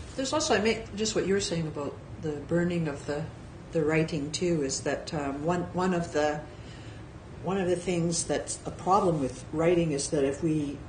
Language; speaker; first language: English; native; English